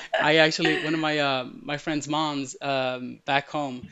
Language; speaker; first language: English; early bilingual, other home language; Arabic